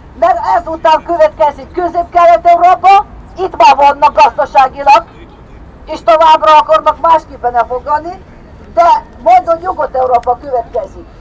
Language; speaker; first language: Hungarian; non-native, fluent; Ukrainian